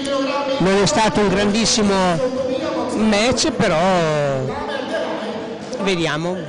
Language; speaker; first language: Italian; native; Italian